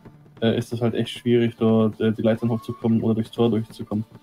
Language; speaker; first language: German; native; German